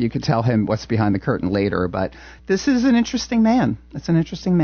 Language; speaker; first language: English; native; English